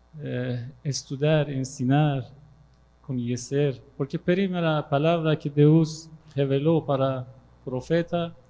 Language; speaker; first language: Portuguese; non-native, learner; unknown